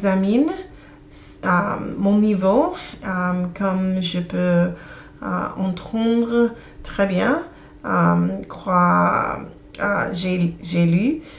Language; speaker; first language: French; non-native, learner; English